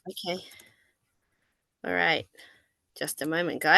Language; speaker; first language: English; non-native, fluent; Japanese